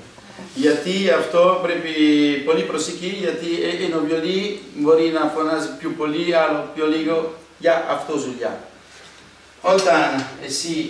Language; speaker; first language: Greek; non-native, learner; Italian